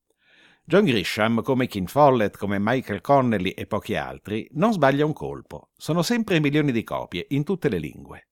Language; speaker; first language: Italian; native; Italian